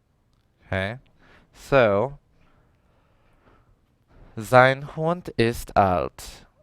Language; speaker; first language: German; non-native, learner; English